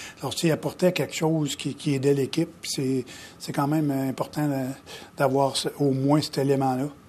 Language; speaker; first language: French; native; French